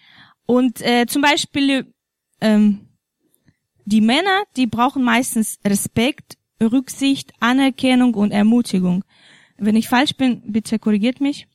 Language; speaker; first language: German; non-native, fluent; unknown